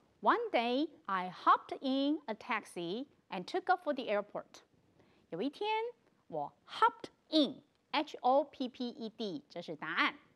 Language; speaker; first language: English; non-native, fluent; Chinese